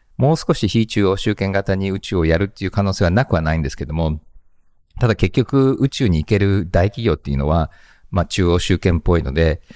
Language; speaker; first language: Japanese; early bilingual, heritage; Japanese